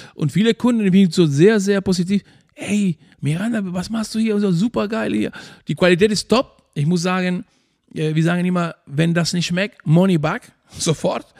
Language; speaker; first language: German; non-native, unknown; Spanish